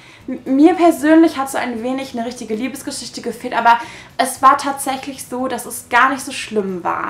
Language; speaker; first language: German; native; German